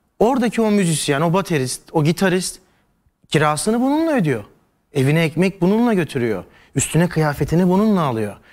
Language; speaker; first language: Turkish; native; Turkish